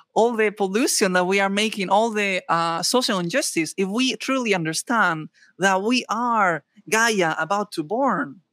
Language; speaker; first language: English; non-native, fluent; Spanish